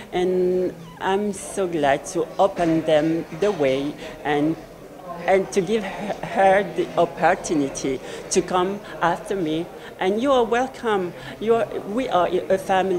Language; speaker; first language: English; non-native, learner; French